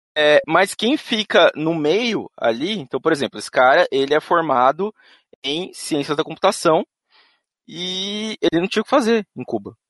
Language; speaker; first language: Portuguese; native; Portuguese